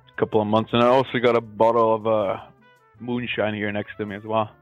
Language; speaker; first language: English; non-native, fluent; Macedonian